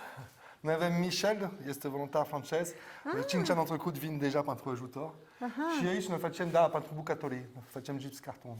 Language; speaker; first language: Romanian; non-native, learner; French